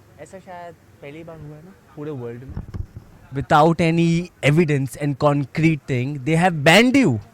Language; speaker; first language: Hindi; native; Hindi